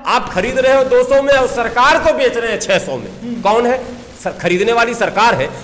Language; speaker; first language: Hindi; native; Hindi